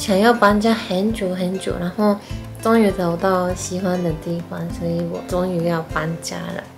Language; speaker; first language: Chinese; non-native, fluent; Japanese